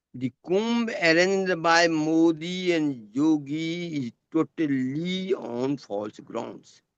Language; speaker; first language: English; non-native, local second language; Hindi